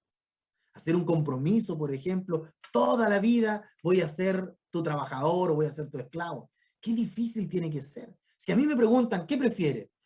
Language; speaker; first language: Spanish; native; Spanish